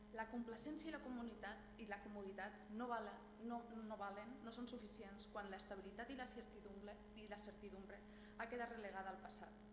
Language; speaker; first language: Catalan; non-native, local second language; Spanish